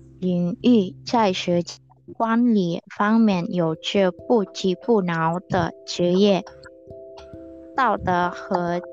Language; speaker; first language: Chinese; non-native, learner; Indonesian